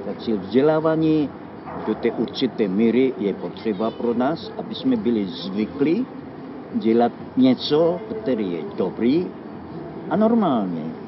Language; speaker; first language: Czech; non-native, fluent; Indonesian